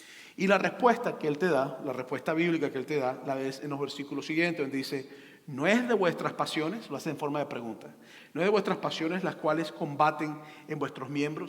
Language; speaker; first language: Spanish; native; Spanish